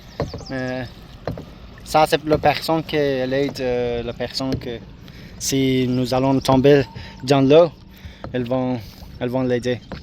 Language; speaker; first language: French; non-native, learner; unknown